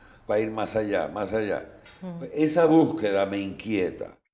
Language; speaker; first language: Spanish; native; Spanish